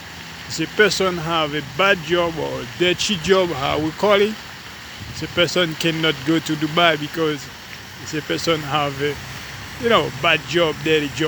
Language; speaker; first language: English; non-native, learner; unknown